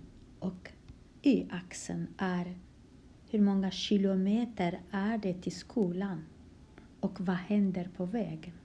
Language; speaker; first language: Swedish; non-native, fluent; Kurdish